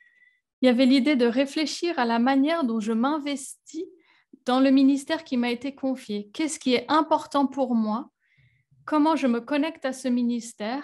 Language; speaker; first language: French; native; French